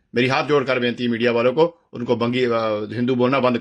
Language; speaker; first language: Hindi; non-native, local second language; Punjabi